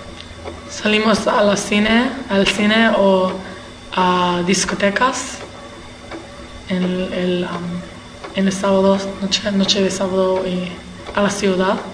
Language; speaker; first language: Spanish; early bilingual, heritage; English